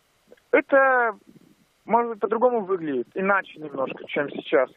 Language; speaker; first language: Russian; native; Russian